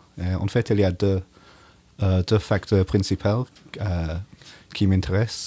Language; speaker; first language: French; non-native, learner; English